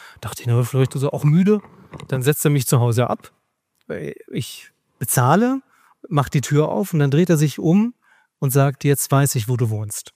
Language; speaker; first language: German; native; German